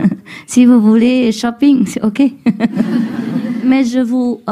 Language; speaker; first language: French; non-native, learner; Vietnamese